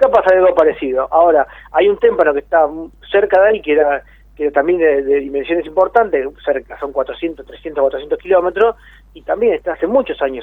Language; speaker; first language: Spanish; native; Spanish